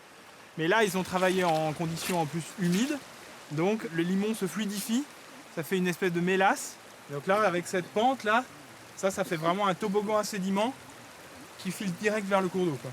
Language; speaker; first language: French; native; French